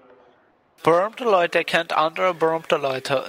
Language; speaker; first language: German; non-native, learner; English